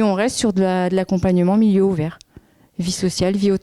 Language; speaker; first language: French; native; French